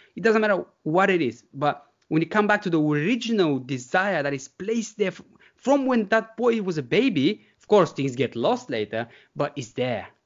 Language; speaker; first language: English; non-native, fluent; Bulgarian